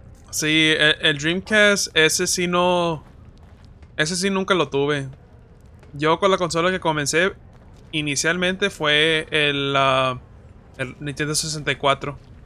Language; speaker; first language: Spanish; early bilingual, heritage; Spanish